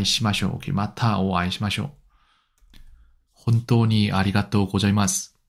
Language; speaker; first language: Japanese; non-native, learner; Korean